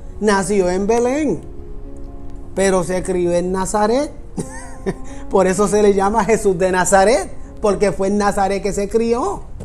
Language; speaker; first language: Spanish; native; Spanish